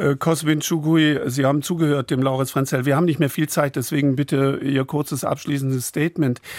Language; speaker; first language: German; native; German